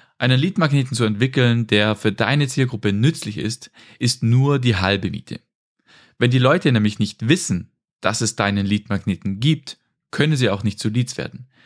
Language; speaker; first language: German; native; German